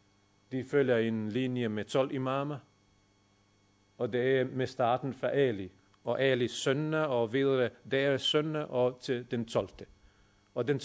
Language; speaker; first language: Danish; non-native, fluent; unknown